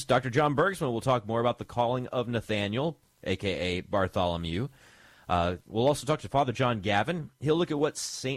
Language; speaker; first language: English; native; English